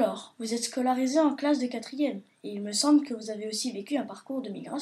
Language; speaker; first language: French; native; French